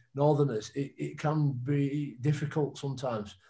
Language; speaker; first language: English; native; English